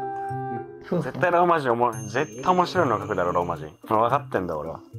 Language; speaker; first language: Japanese; native; Japanese